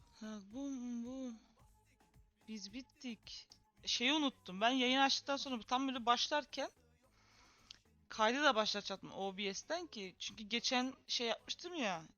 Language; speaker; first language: Turkish; native; Turkish